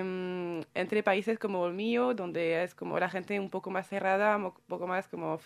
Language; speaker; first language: Spanish; non-native, fluent; French